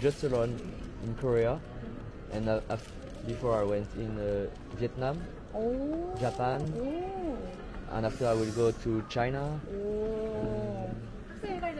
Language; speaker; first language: English; non-native, learner; French